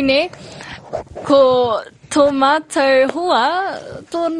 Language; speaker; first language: Māori; non-native, local second language; English